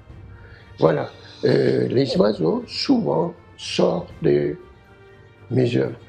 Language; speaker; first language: French; non-native, learner; Turkish